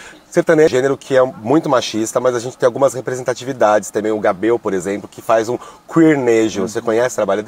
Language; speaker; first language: Portuguese; native; Portuguese